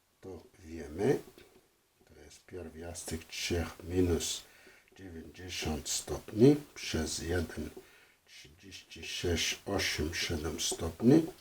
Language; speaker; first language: Polish; non-native, fluent; French